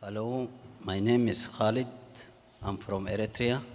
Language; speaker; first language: English; non-native, learner; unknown